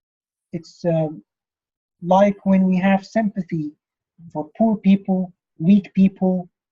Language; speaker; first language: English; non-native, fluent; Arabic